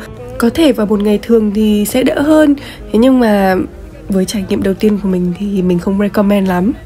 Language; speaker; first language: Vietnamese; native; Vietnamese